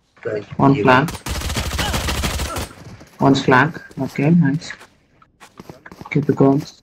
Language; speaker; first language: English; non-native, local second language; Kannada